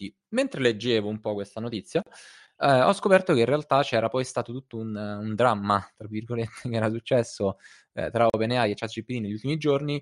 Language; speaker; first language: Italian; native; Italian